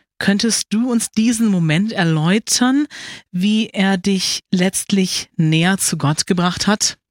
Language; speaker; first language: German; native; German